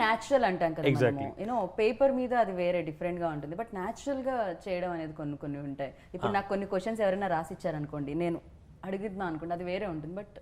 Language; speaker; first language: Telugu; native; Telugu